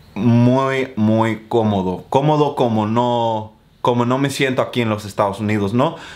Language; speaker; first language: Spanish; non-native, fluent; English